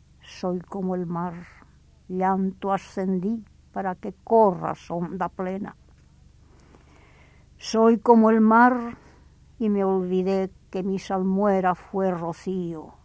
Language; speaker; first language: Spanish; native; Spanish